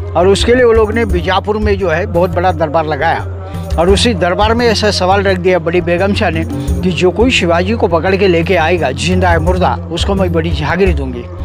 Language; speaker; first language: Hindi; non-native, local second language; Marathi